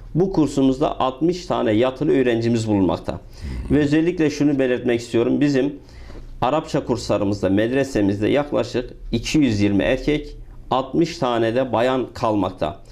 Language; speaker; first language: Turkish; native; Turkish